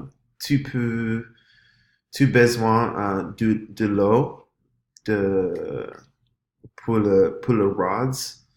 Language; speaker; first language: French; non-native, learner; English